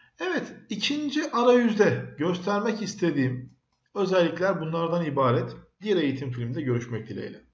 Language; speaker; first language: Turkish; native; Turkish